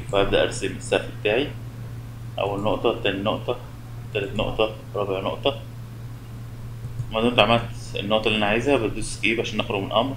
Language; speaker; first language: Arabic; native; Arabic